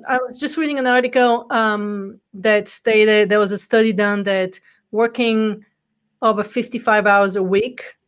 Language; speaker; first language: English; non-native, fluent; Bulgarian